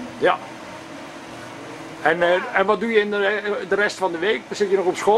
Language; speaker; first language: Dutch; native; Dutch